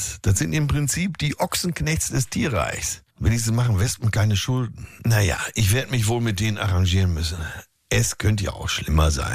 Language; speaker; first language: German; native; German